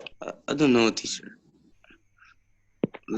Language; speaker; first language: English; non-native, learner; Portuguese